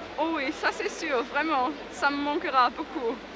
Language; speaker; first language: French; non-native, learner; German